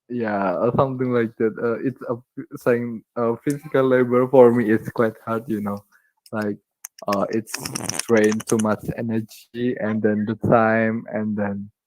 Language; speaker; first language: English; non-native, learner; Indonesian